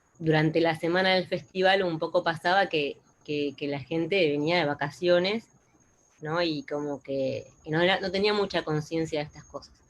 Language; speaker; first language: Spanish; native; Spanish